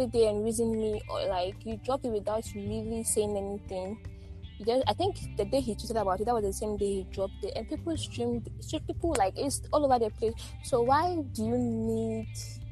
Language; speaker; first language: English; non-native, local second language; Ibibio